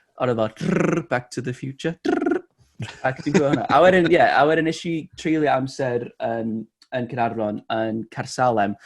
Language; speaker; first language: Welsh; non-native, local second language; English